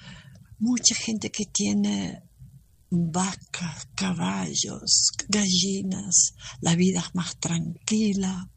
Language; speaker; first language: Spanish; non-native, learner; German